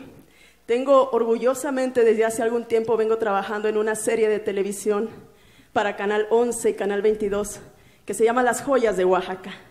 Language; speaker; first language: Spanish; native; Spanish